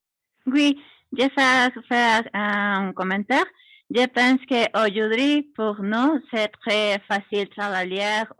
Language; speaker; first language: French; non-native, learner; Spanish